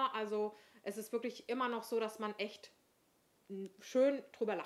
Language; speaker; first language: German; native; German